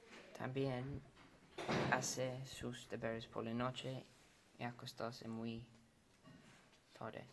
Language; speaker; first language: Spanish; non-native, learner; English